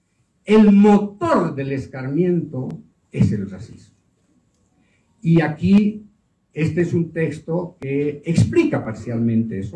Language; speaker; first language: Spanish; native; Spanish